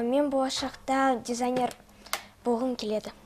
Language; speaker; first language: Kazakh; non-native, local second language; Russian